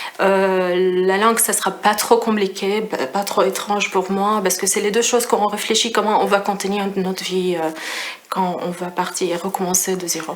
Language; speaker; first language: French; non-native, fluent; Arabic